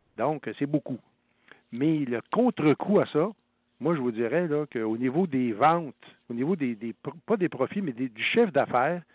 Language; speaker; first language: French; native; French